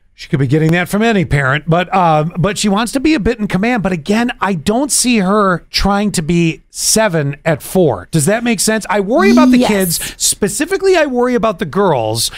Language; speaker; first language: English; native; English